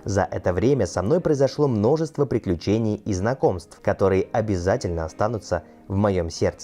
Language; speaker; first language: Russian; native; Russian